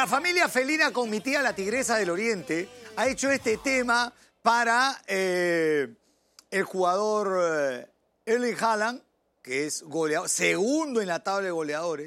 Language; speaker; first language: Spanish; native; Spanish